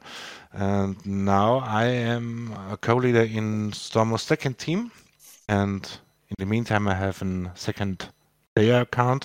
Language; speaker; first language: English; non-native, fluent; German